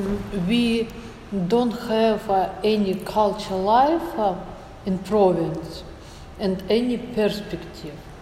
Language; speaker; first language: English; non-native, learner; Russian